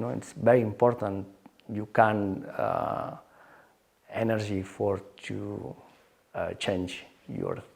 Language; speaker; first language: English; non-native, learner; Spanish